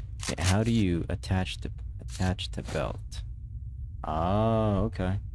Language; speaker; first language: English; non-native, local second language; Filipino